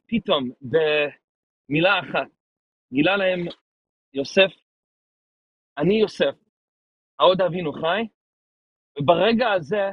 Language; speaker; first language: Hebrew; non-native, fluent; English